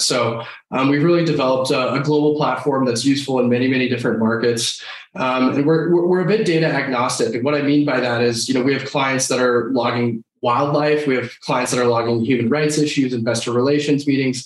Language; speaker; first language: English; native; English